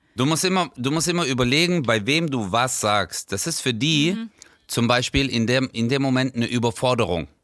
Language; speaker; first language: German; early bilingual, other home language; Turkish